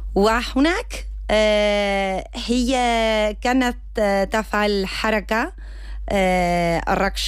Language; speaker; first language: Arabic; non-native, learner; Spanish